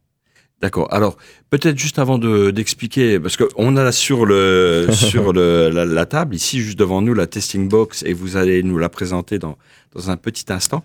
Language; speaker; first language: French; native; French